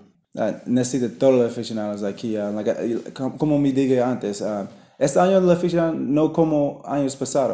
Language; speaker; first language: Spanish; non-native, learner; English